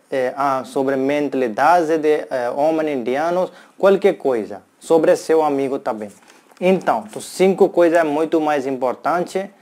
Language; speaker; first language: Portuguese; non-native, learner; Hindi